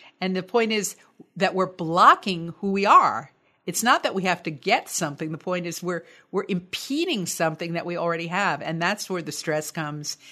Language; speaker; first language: English; native; English